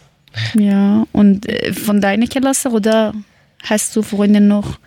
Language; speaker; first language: German; non-native, fluent; Persian